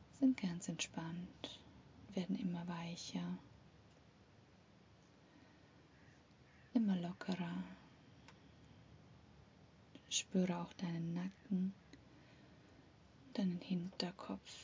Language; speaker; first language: German; native; German